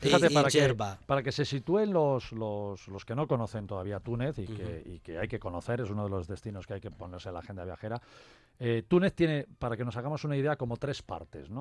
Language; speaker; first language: Spanish; native; Spanish